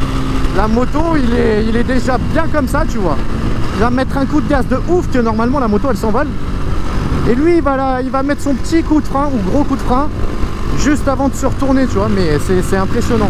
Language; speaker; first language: French; native; French